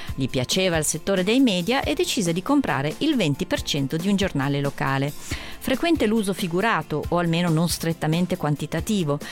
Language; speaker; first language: Italian; native; Italian